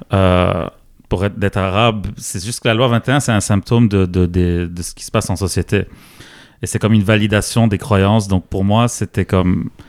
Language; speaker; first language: French; non-native, local second language; Arabic